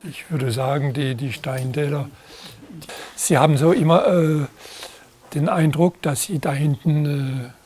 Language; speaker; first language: German; non-native, fluent; French